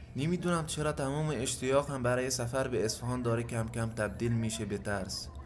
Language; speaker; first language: Persian; non-native, fluent; Arabic